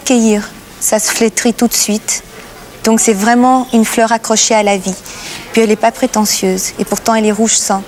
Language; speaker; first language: French; native; French